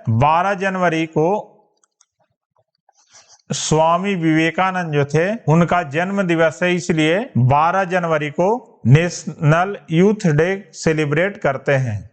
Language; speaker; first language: Hindi; native; Hindi